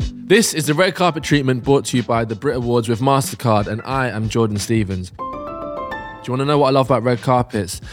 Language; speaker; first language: English; native; English